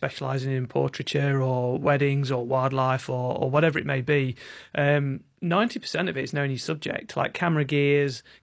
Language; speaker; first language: English; native; English